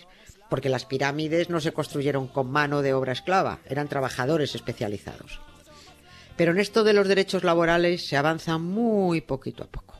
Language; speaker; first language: Spanish; native; Spanish